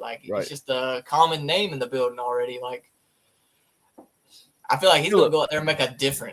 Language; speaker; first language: English; native; English